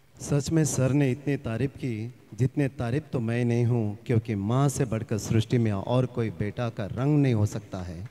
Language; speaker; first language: Hindi; non-native, local second language; Marathi